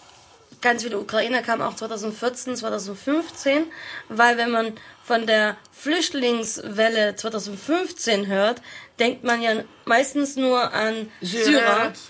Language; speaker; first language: German; early bilingual, other home language; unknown